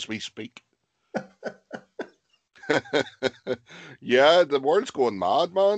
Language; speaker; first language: English; native; English